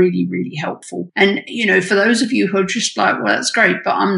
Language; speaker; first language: English; native; English